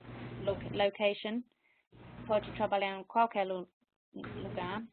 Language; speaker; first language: Portuguese; non-native, fluent; English